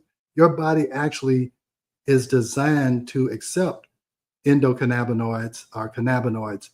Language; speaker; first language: English; native; English